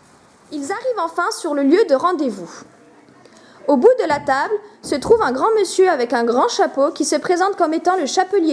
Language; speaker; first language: French; native; French